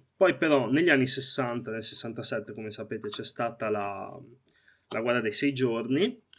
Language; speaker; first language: Italian; early bilingual, other home language; Arabic